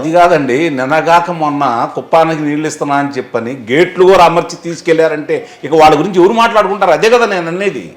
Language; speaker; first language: Telugu; native; Telugu